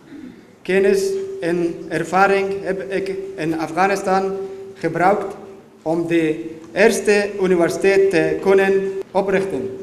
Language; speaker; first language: Dutch; non-native, fluent; Persian